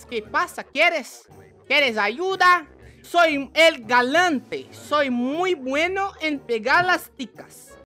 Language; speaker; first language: Spanish; non-native, learner; Portuguese